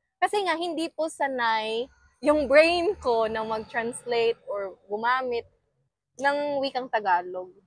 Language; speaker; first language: Filipino; non-native, local second language; Cebuano